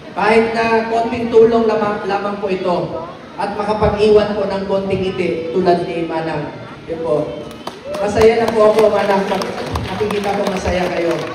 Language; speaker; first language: Filipino; non-native, local second language; Cebuano